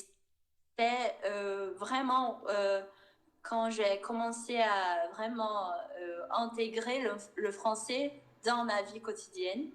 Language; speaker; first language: French; non-native, fluent; Portuguese